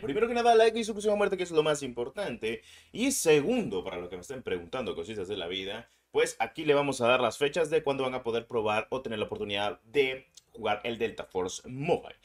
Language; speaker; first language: Spanish; native; Spanish